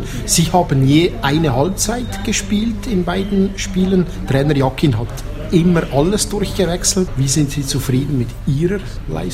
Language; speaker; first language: German; native; German